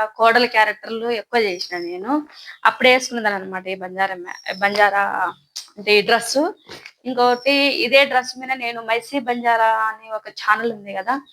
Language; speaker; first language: Telugu; non-native, local second language; Lambadi